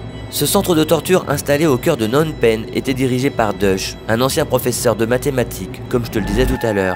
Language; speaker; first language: French; native; French